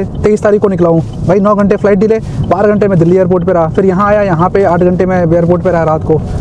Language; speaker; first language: Hindi; native; Hindi